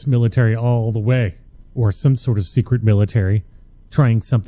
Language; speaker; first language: English; native; English